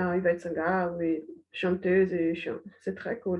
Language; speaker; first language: French; non-native, learner; Portuguese